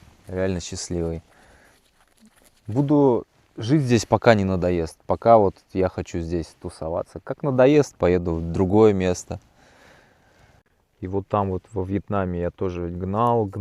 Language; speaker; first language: Russian; native; Russian